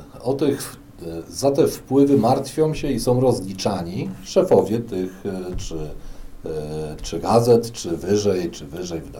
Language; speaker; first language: Polish; native; Polish